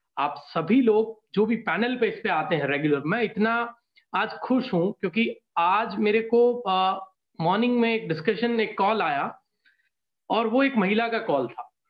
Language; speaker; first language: Hindi; native; Hindi